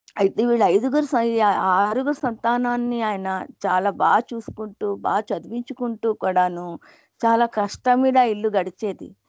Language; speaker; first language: Telugu; non-native, local second language; Hindi